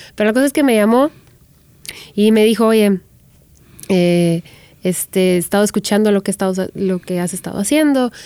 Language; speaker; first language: Spanish; native; Spanish